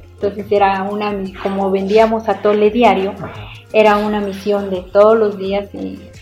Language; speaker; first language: Spanish; native; Spanish